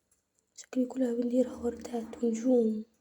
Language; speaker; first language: Arabic; native; Arabic